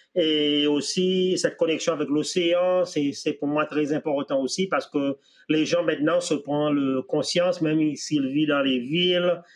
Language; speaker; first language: French; non-native, local second language; Seselwa Creole French